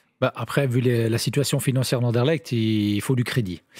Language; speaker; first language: French; native; French